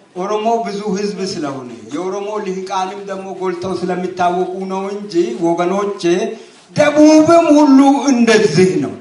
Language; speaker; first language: Amharic; non-native, local second language; Wolaytta